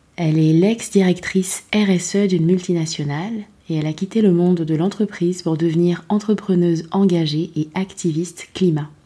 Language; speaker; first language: French; native; French